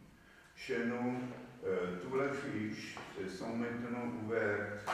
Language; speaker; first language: French; non-native, fluent; Czech